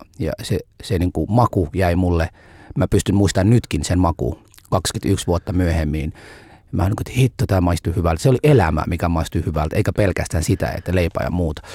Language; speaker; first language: Finnish; non-native, fluent; Somali